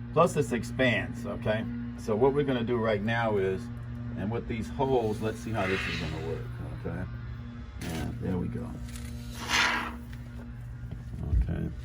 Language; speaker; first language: English; native; English